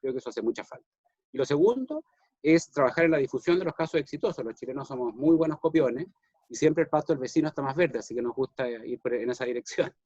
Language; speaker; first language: Spanish; native; Spanish